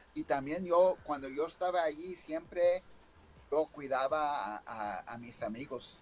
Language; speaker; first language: Spanish; early bilingual, heritage; Spanish